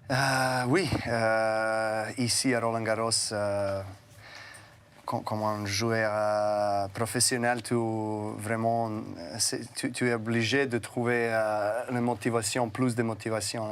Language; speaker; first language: French; non-native, fluent; Serbian